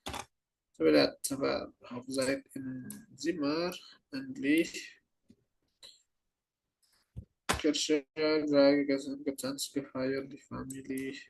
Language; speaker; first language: German; non-native, learner; Indonesian